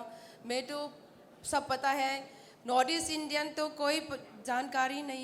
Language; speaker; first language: Hindi; non-native, local second language; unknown